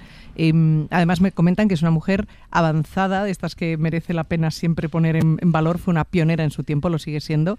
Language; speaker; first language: Spanish; native; Spanish